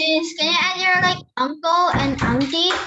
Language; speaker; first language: English; non-native, learner; Indonesian